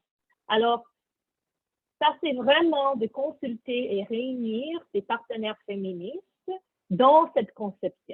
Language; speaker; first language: French; non-native, learner; English